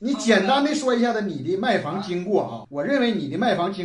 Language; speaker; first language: Chinese; native; Chinese